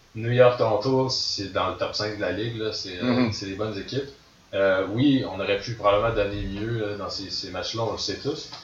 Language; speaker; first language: French; native; French